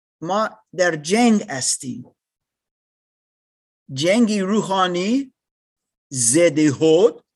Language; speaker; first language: Persian; non-native, learner; English